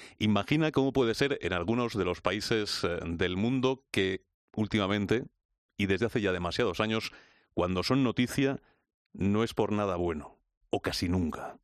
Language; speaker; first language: Spanish; native; Spanish